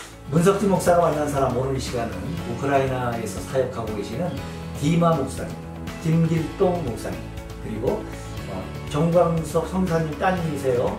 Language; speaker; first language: Korean; native; Korean